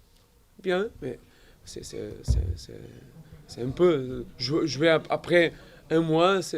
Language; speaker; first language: French; non-native, learner; Portuguese